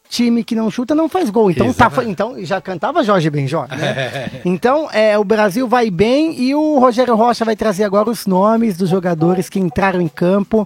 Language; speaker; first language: Portuguese; native; Portuguese